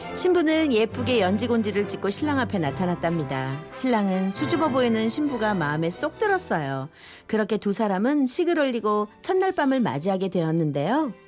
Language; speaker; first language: Korean; native; Korean